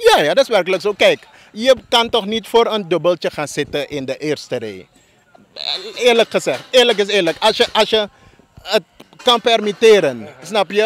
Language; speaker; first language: Dutch; native; Dutch